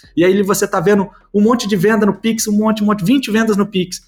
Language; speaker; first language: Portuguese; native; Portuguese